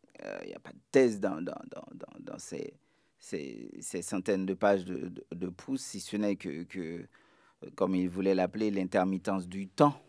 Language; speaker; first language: French; non-native, local second language; Haitian Creole